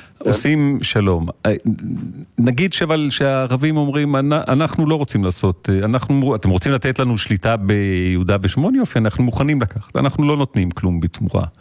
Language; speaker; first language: Hebrew; native; Hebrew